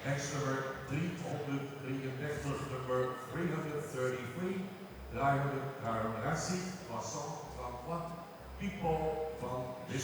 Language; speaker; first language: Dutch; native; Dutch